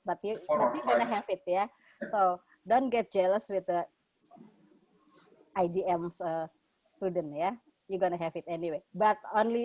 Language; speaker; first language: English; non-native, fluent; Indonesian